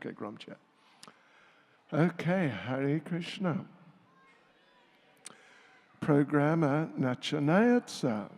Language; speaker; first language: Russian; non-native, learner; English